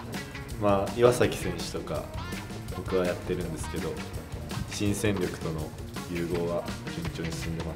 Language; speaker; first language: Japanese; native; Japanese